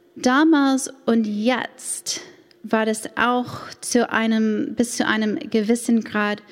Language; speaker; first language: German; non-native, fluent; English